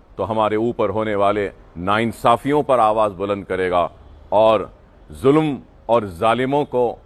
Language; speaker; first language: Hindi; non-native, local second language; Urdu